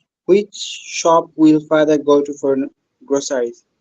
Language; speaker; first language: English; non-native, local second language; Bangla